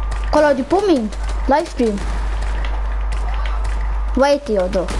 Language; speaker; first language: Swedish; early bilingual, other home language; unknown